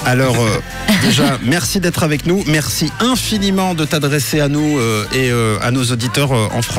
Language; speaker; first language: French; native; French